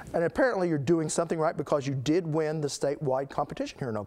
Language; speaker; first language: English; native; English